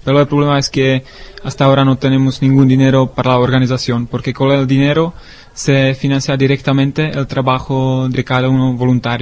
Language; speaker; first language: Spanish; non-native, learner; Czech